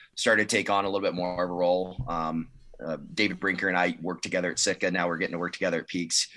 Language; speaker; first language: English; native; English